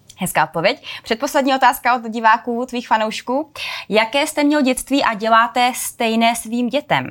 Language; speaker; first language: Czech; native; Czech